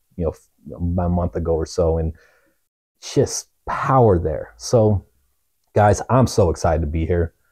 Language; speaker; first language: English; native; English